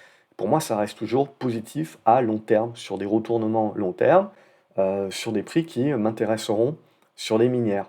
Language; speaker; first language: French; native; French